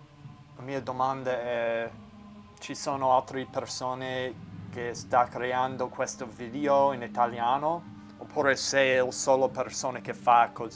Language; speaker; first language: Italian; non-native, learner; English